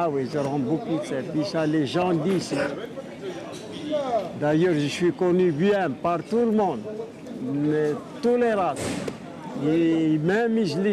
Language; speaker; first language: French; non-native, local second language; Arabic